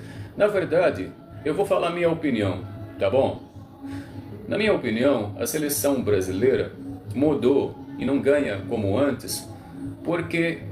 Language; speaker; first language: Portuguese; non-native, local second language; Arabic